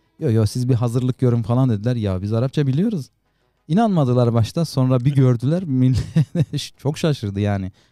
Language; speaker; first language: Turkish; native; Turkish